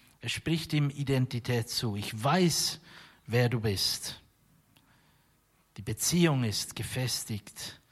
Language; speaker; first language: German; native; German